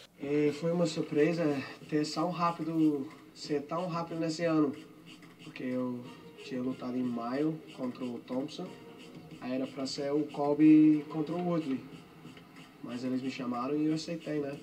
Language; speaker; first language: Portuguese; non-native, fluent; English